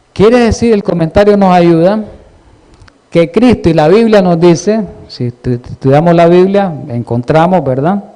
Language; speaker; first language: Spanish; native; Spanish